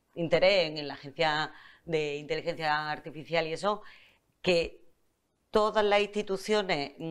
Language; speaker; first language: Spanish; native; Spanish